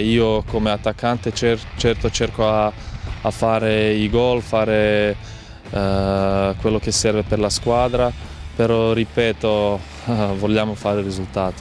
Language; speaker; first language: Italian; non-native, fluent; Croatian